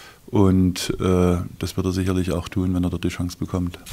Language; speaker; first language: German; native; German